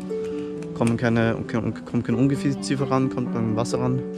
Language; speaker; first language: German; native; German